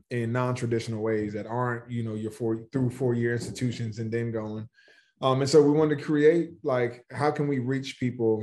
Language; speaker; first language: English; native; English